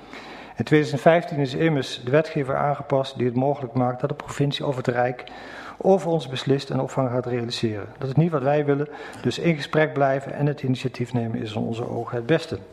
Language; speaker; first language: Dutch; native; Dutch